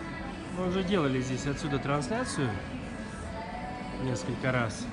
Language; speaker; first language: Russian; native; Russian